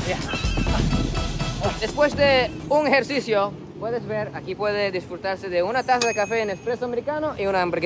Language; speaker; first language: Spanish; non-native, fluent; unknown